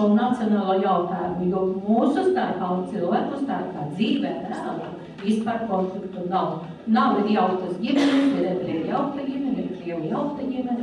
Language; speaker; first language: Latvian; native; Latvian